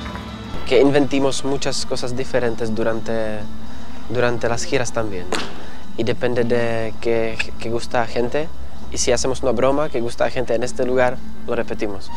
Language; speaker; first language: Spanish; non-native, fluent; Czech